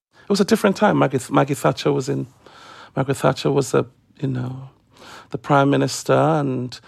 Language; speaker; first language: English; non-native, local second language; Akan